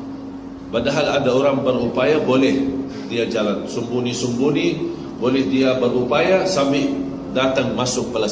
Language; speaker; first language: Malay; non-native, fluent; Arabic